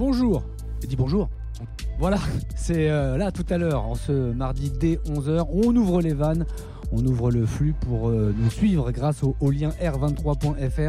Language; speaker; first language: French; native; French